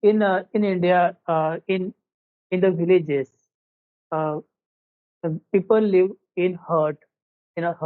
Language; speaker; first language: English; non-native, learner; Marathi